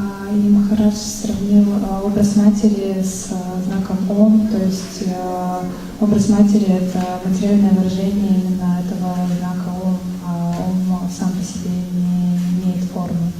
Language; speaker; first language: Russian; native; Russian